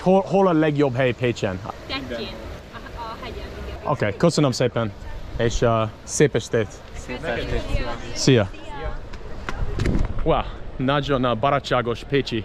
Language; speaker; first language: Hungarian; non-native, learner; English